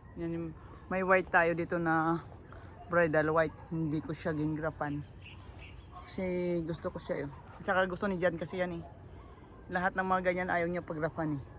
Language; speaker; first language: Filipino; native; Filipino